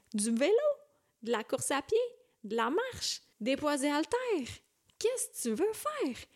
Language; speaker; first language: French; native; French